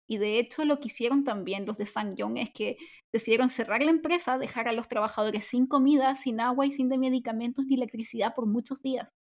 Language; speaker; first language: Spanish; native; Spanish